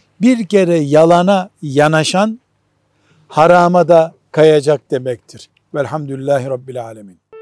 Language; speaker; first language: Turkish; native; Turkish